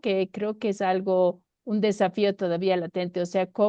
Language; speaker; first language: Spanish; native; Spanish